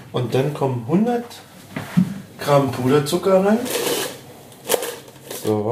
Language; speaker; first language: German; native; German